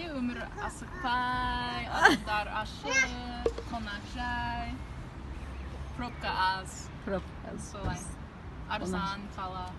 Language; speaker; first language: Kazakh; non-native, learner; English